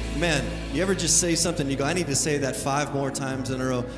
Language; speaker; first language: English; native; English